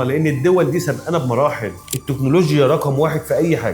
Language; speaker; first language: Arabic; native; Arabic